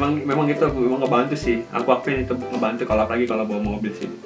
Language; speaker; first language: Indonesian; native; Indonesian